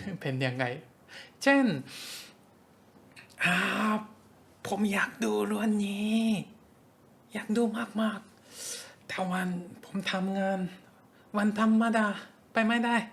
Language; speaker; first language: Thai; non-native, fluent; Japanese